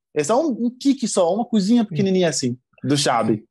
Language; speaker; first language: Portuguese; non-native, fluent; Arabic